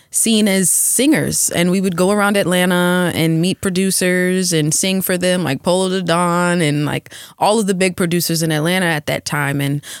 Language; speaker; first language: English; native; English